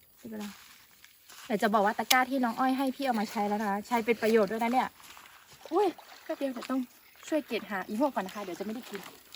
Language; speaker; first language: Thai; non-native, local second language; Western Kayah